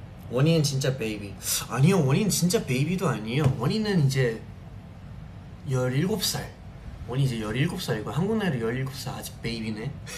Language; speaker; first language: Korean; early bilingual, heritage; Korean